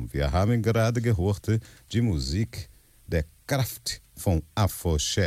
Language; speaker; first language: German; non-native, learner; Portuguese